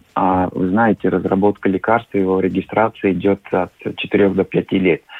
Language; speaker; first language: Russian; non-native, local second language; Latvian